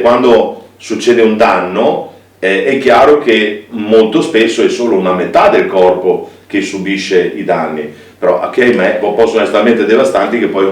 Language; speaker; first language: Italian; native; Italian